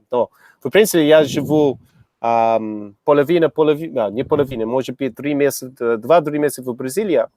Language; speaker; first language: Russian; non-native, learner; English